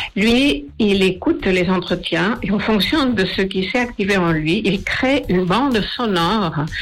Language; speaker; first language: French; non-native, fluent; Spanish